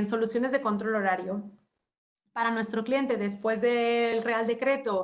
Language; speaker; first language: Spanish; native; Spanish